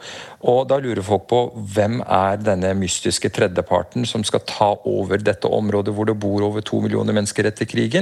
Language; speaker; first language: Norwegian; native; Norwegian